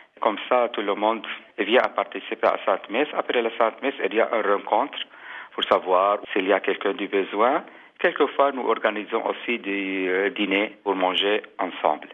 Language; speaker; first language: French; non-native, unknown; Armenian